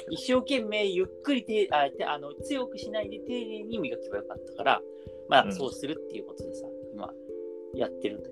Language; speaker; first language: Japanese; native; Japanese